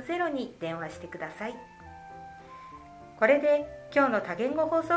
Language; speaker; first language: Japanese; native; Japanese